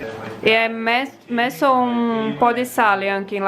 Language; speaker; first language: Italian; non-native, learner; Portuguese